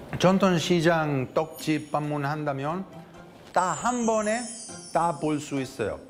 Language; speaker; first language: Korean; non-native, fluent; Italian